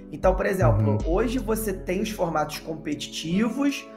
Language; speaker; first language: Portuguese; native; Portuguese